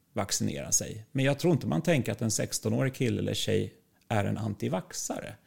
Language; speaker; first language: Swedish; native; Swedish